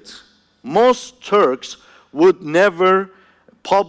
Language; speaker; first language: English; non-native, fluent; Turkish